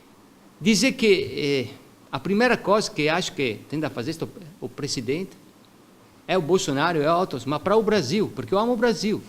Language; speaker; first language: Portuguese; non-native, fluent; Italian